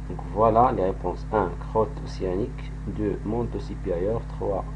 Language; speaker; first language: French; non-native, local second language; Arabic